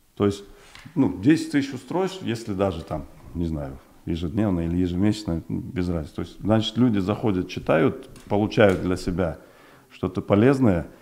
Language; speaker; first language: Russian; non-native, local second language; Uzbek